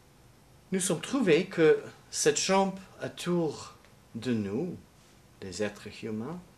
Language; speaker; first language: French; non-native, learner; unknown